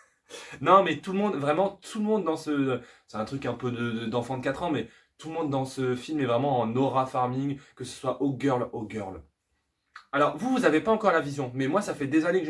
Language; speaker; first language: French; native; French